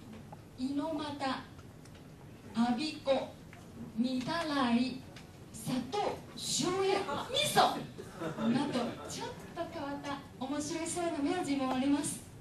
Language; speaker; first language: Japanese; non-native, fluent; Chinese